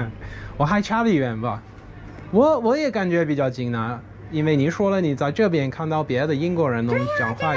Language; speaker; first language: Chinese; non-native, fluent; English